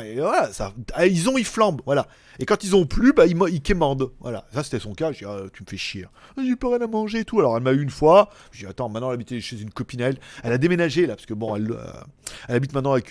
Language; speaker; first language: French; native; French